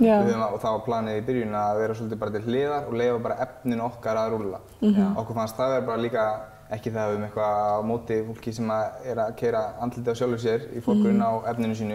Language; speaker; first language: Icelandic; native; Icelandic